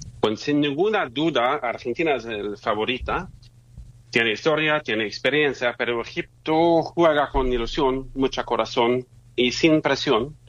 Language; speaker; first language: Spanish; non-native, fluent; German